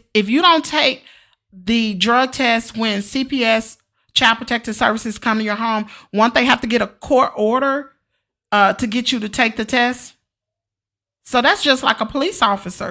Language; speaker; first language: English; native; English